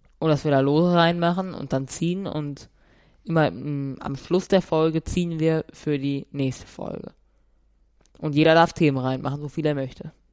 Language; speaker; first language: German; native; German